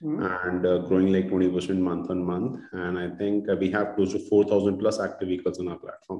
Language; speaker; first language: English; non-native, local second language; Hindi